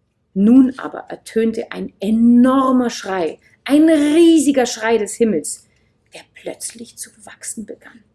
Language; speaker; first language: German; native; German